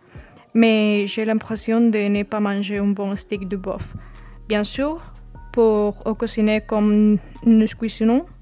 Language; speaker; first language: French; non-native, fluent; Spanish